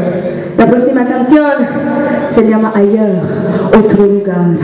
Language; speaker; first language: Spanish; non-native, learner; French